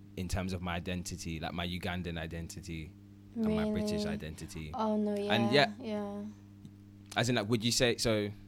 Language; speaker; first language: English; early bilingual, other home language; Ganda